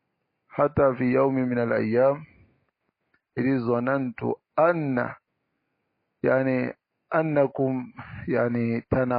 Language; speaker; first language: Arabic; non-native, fluent; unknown